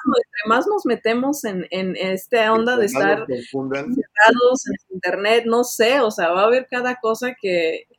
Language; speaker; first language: Spanish; early bilingual, heritage; Spanish